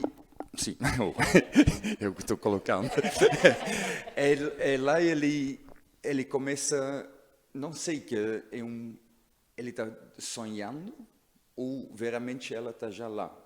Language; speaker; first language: Portuguese; non-native, learner; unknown